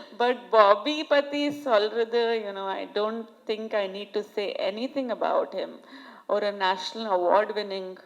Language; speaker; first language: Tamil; non-native, fluent; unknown